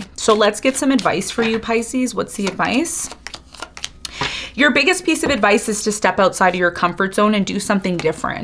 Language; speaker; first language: English; native; English